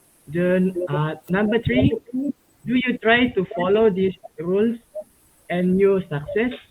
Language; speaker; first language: English; non-native, local second language; Malay